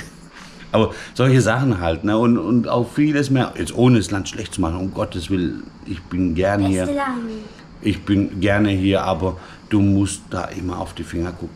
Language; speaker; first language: German; native; German